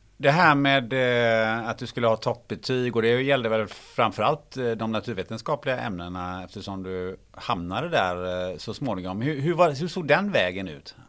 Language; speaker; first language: Swedish; native; Swedish